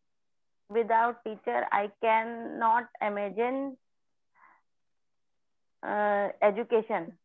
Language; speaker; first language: English; non-native, learner; Hindi